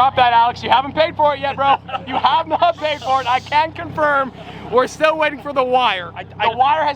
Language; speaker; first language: English; native; English